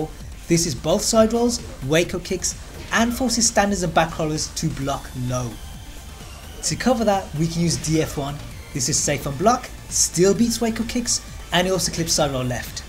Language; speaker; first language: English; native; English